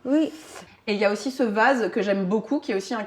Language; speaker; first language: French; native; French